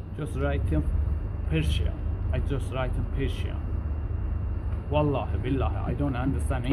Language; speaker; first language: English; non-native, learner; Persian